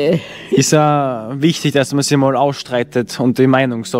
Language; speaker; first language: German; native; German